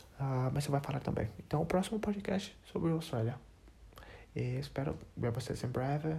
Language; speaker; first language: Portuguese; non-native, learner; English